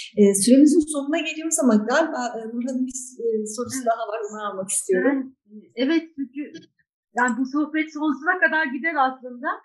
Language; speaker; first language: Turkish; native; Turkish